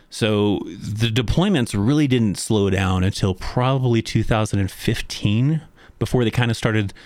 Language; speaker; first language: English; native; English